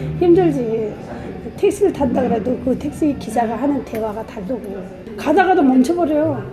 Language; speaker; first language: Korean; non-native, fluent; Nepali